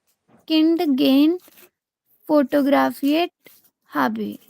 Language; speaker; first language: German; non-native, learner; Hindi